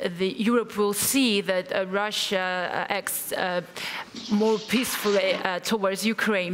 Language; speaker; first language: English; non-native, fluent; German